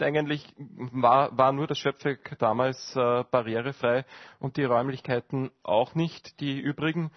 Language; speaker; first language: German; native; German